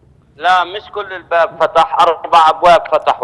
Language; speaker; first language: Arabic; native; Arabic